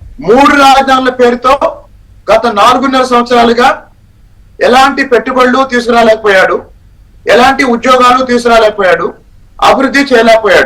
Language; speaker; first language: Telugu; native; Telugu